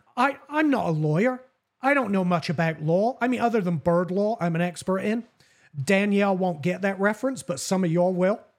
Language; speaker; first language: English; native; English